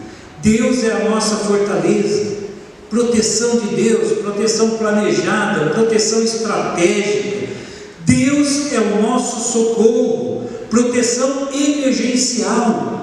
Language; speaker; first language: Portuguese; native; Portuguese